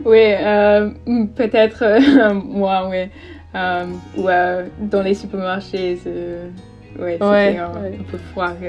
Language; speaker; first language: French; non-native, fluent; English